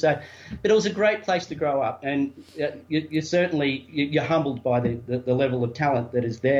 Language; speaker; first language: English; native; English